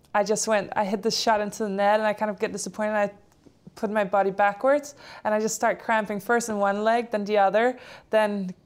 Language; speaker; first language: English; non-native, fluent; Polish